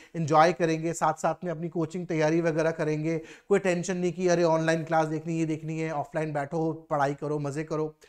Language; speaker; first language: Hindi; native; Hindi